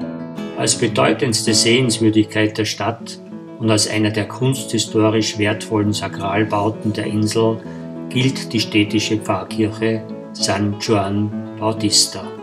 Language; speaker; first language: German; native; German